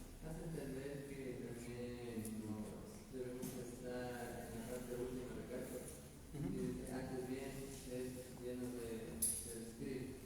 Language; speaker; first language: Spanish; native; Spanish